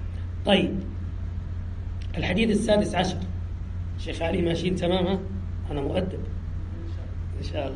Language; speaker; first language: Arabic; native; Arabic